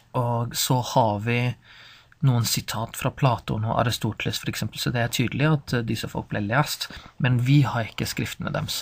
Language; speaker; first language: Norwegian; non-native, fluent; English